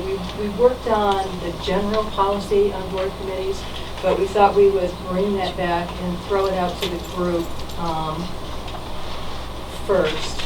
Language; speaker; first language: English; native; English